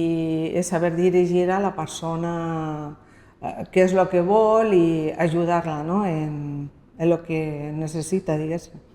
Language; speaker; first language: Catalan; non-native, local second language; Spanish